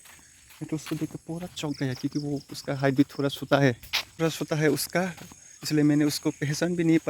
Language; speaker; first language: Hindi; non-native, local second language; Kok Borok